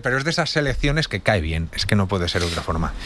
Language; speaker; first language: Spanish; native; Spanish